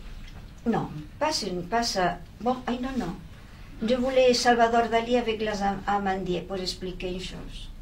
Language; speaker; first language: French; non-native, fluent; Spanish